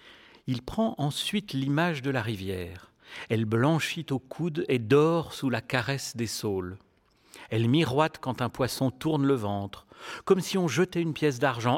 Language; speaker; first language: French; native; French